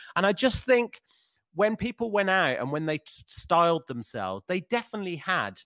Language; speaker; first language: English; native; English